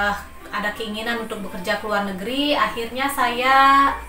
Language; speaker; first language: Indonesian; non-native, local second language; Balinese